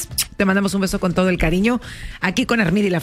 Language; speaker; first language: Spanish; native; Spanish